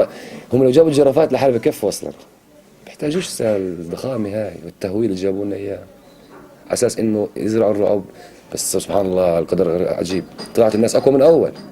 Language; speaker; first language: Arabic; native; Arabic